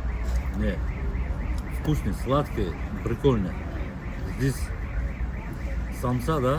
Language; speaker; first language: Russian; non-native, local second language; Kazakh